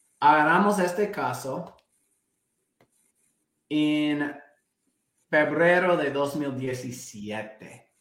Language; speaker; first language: Spanish; non-native, fluent; English